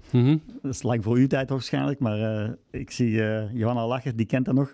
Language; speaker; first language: Dutch; native; Dutch